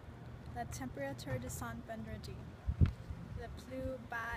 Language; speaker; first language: French; non-native, learner; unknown